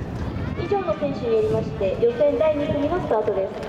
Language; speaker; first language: Japanese; native; Japanese